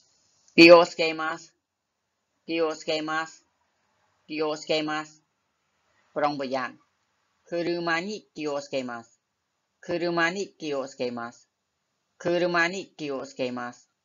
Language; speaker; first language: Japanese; non-native, fluent; Khmer